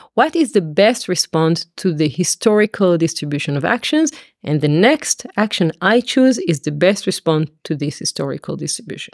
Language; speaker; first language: English; non-native, fluent; Hebrew